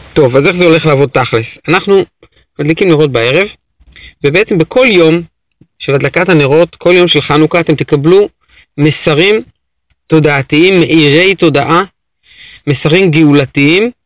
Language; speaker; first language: Hebrew; native; Hebrew